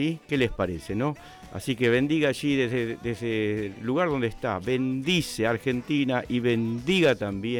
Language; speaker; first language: Spanish; native; Spanish